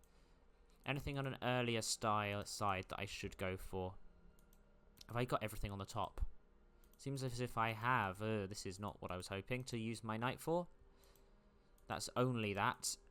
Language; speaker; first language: English; native; English